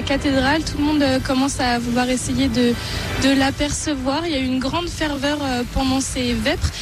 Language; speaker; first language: French; native; French